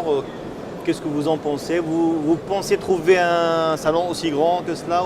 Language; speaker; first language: French; non-native, local second language; Arabic